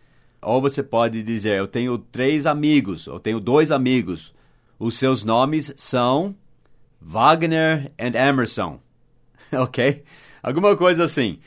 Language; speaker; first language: Portuguese; non-native, fluent; English